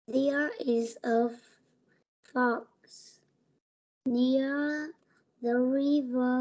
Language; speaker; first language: English; non-native, learner; Vietnamese